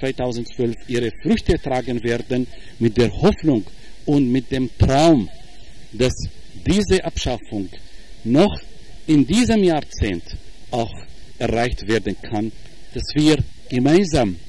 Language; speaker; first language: German; non-native, fluent; Arabic